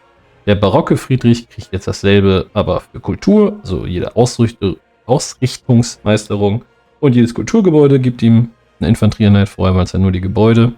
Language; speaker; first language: German; native; German